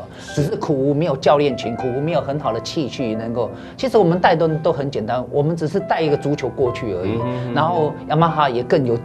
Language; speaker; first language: Chinese; native; Chinese